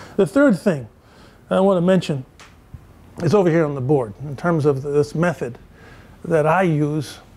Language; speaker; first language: English; early bilingual, other home language; Spanish